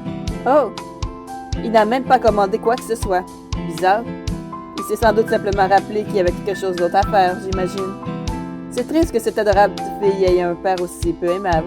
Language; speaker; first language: French; native; French